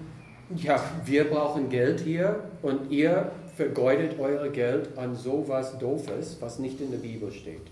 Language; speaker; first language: German; non-native, fluent; English